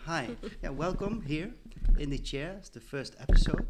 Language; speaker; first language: English; non-native, fluent; Dutch